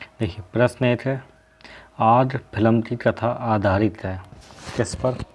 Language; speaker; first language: Hindi; native; Hindi